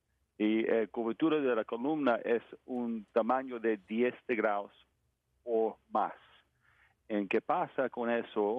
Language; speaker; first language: Spanish; non-native, learner; English